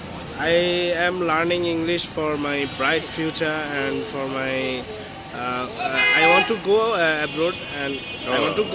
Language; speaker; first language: English; non-native, learner; Bangla